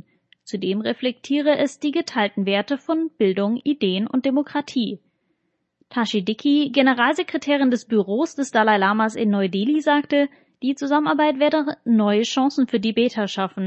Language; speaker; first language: German; native; German